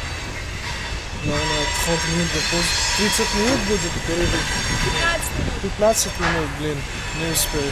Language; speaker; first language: Russian; non-native, learner; French